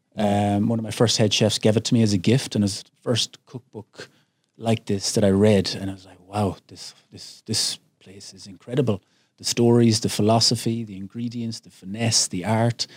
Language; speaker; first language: English; native; English